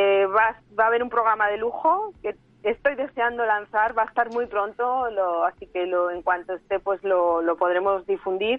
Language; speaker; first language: Spanish; native; Spanish